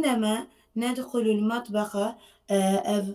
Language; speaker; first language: Arabic; non-native, learner; Turkish